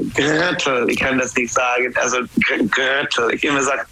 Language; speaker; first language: German; non-native, learner; English